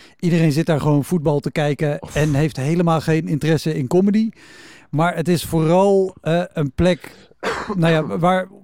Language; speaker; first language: Dutch; native; Dutch